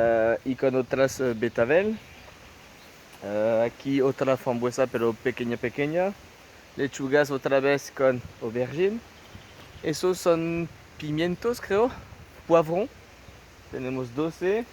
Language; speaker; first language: Spanish; non-native, fluent; French